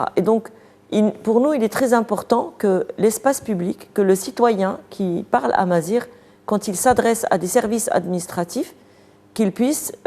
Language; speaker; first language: French; non-native, local second language; Arabic